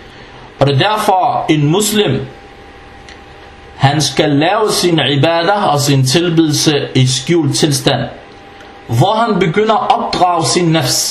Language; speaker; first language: Danish; non-native, fluent; Arabic